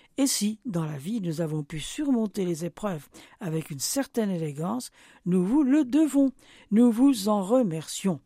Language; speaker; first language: French; native; French